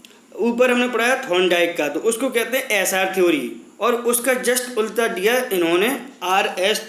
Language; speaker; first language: Hindi; native; Hindi